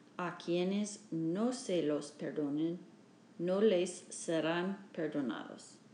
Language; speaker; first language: Spanish; non-native, learner; English